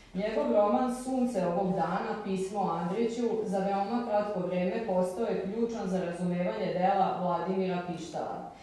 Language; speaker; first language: Serbian; native; Serbian